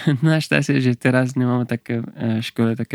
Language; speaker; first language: Slovak; non-native, learner; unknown